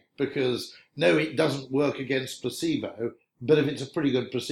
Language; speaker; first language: English; native; English